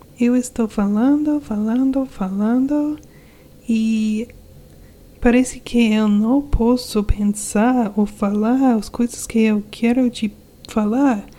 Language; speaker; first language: Portuguese; non-native, learner; English